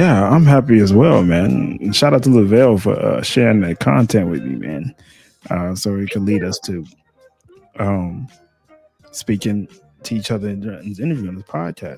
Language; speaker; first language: English; native; English